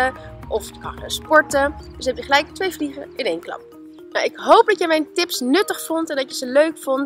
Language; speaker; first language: Dutch; native; Dutch